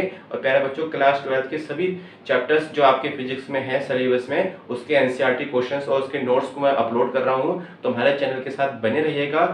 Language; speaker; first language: Hindi; native; Hindi